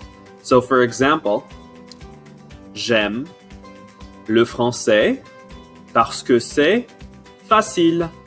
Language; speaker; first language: French; non-native, fluent; English